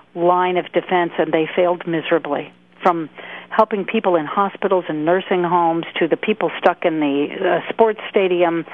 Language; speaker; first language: English; native; English